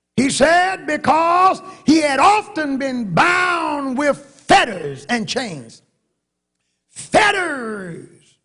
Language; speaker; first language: English; native; English